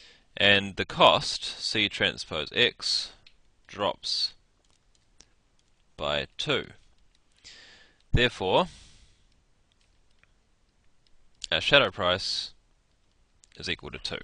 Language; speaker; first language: English; native; English